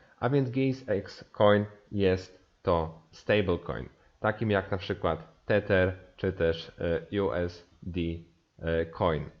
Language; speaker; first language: Polish; native; Polish